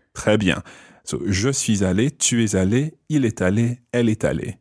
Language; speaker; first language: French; non-native, fluent; English